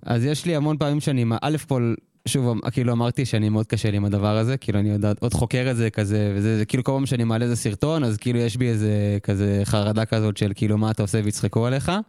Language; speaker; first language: Hebrew; native; Hebrew